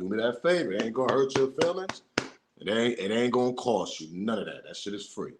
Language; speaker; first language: English; native; English